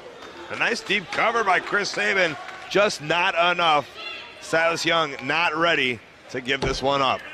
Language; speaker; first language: English; native; English